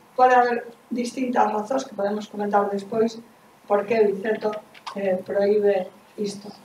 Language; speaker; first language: Galician; non-native, local second language; Spanish